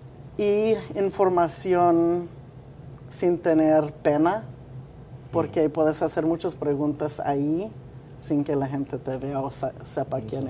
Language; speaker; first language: Spanish; early bilingual, heritage; Spanish